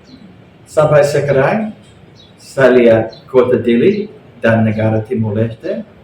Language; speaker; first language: Indonesian; non-native, fluent; English